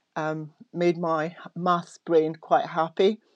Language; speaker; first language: English; native; English